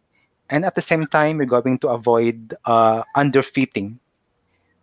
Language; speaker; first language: English; non-native, local second language; Cebuano